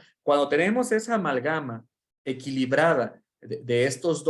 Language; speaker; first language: Spanish; native; Spanish